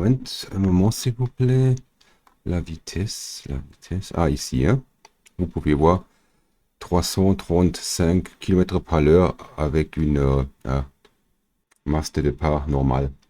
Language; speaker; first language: French; non-native, learner; German